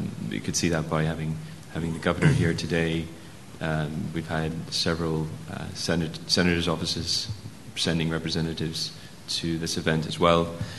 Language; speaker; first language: English; native; English